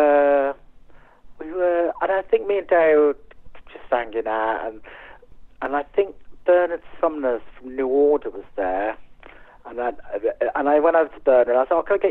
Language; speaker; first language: English; native; English